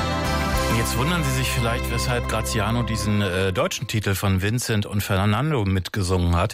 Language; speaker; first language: German; native; German